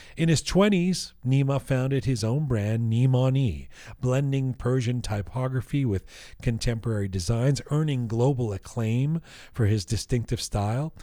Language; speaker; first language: English; early bilingual, other home language; Persian